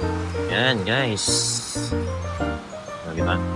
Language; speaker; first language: Filipino; native; Filipino